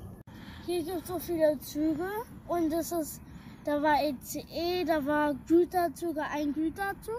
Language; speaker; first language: German; early bilingual, other home language; Urdu